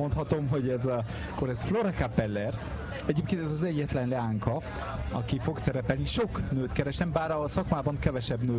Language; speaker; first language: Hungarian; early bilingual, heritage; French